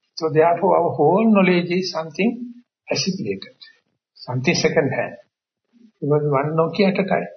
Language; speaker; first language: English; non-native, local second language; Sinhala